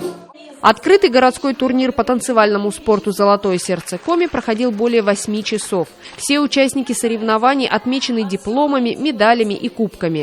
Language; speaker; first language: Russian; native; Russian